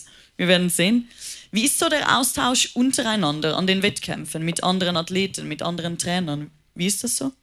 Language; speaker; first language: German; native; German